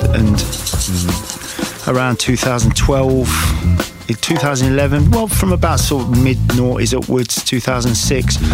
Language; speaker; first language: English; native; English